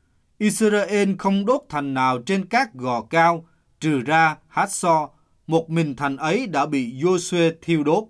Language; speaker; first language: Vietnamese; native; Vietnamese